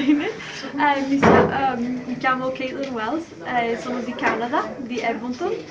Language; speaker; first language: Italian; non-native, learner; English